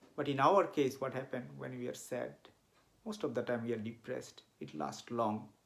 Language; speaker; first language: English; non-native, local second language; Bangla